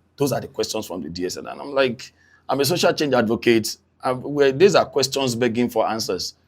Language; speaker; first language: English; non-native, local second language; Yoruba